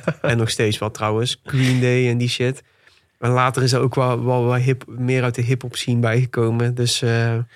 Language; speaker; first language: Dutch; native; Dutch